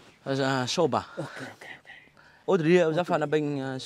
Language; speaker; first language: Portuguese; non-native, learner; Vietnamese